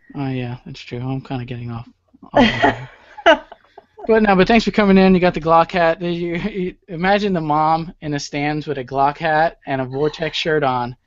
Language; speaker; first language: English; native; English